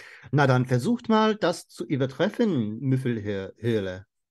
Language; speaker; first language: German; non-native, learner; English